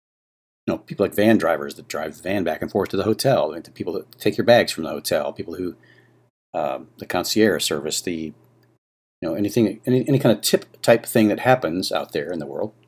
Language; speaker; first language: English; native; English